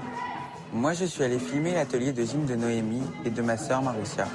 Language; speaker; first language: French; native; French